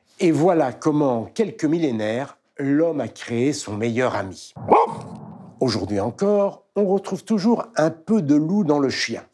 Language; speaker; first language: French; native; French